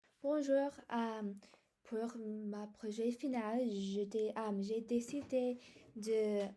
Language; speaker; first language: French; non-native, learner; English